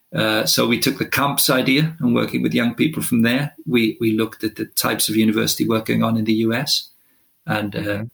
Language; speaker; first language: English; non-native, local second language; Welsh